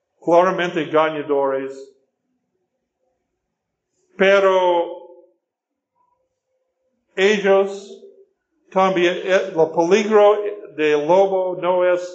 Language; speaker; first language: Spanish; non-native, fluent; English